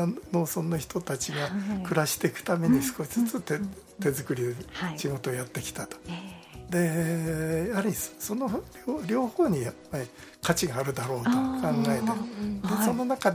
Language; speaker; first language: Japanese; native; Japanese